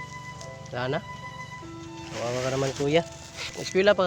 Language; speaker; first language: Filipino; non-native, local second language; Cebuano